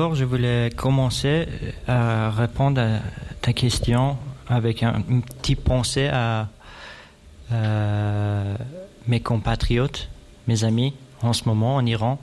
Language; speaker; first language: French; non-native, fluent; Persian